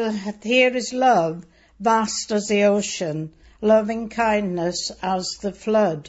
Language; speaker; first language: English; non-native, local second language; Welsh